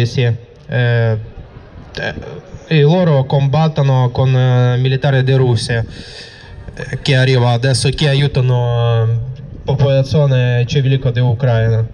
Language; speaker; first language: Italian; non-native, learner; Russian